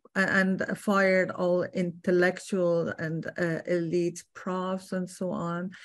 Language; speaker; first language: English; non-native, fluent; Persian